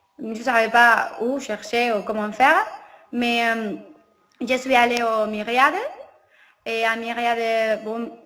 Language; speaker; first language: French; non-native, learner; Spanish